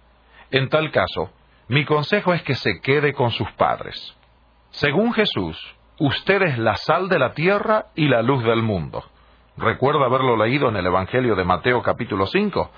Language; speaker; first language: Spanish; native; Spanish